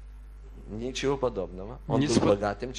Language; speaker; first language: Polish; non-native, learner; Russian